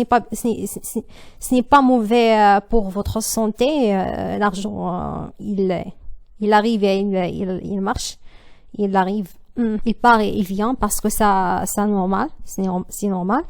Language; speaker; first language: French; non-native, learner; Arabic